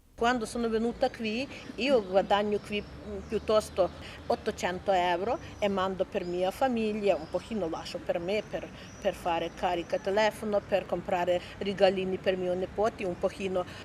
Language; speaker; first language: Italian; non-native, learner; Ukrainian